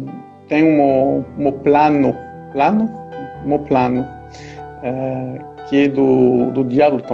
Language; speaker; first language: Portuguese; non-native, fluent; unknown